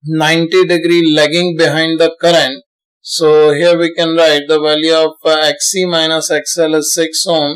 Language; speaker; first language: English; non-native, local second language; Hindi